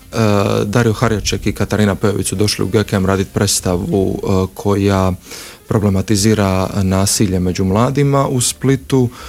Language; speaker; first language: Croatian; native; Croatian